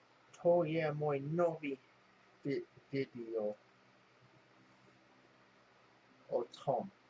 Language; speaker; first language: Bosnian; non-native, learner; English